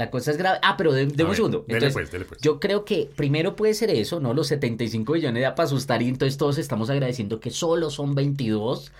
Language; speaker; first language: Spanish; native; Spanish